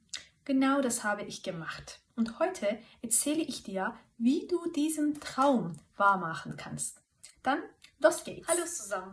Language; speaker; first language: German; non-native, fluent; Turkish